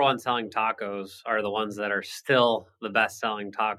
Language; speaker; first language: English; native; English